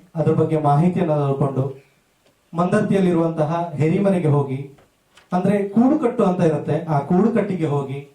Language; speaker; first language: Kannada; native; Kannada